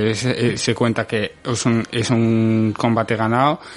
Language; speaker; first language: Spanish; non-native, fluent; Arabic